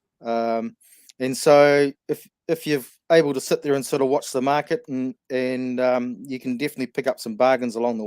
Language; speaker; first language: English; native; English